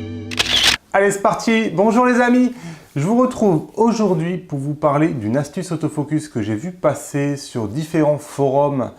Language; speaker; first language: French; native; French